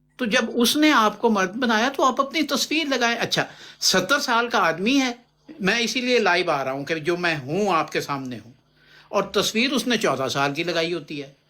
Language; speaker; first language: Urdu; native; Urdu